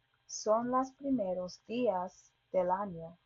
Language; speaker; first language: Spanish; non-native, learner; English